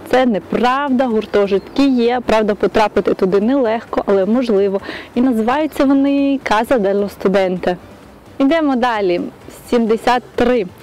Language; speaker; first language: Ukrainian; native; Ukrainian